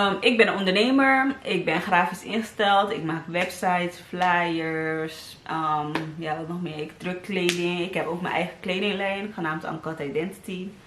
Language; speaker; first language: Dutch; early bilingual, other home language; Papiamento